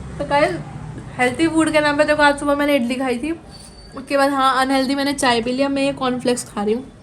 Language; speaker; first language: Hindi; native; Hindi